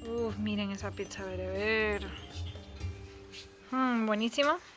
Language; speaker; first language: Spanish; native; Spanish